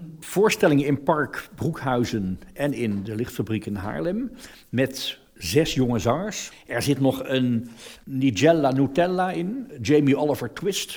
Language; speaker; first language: Dutch; native; Dutch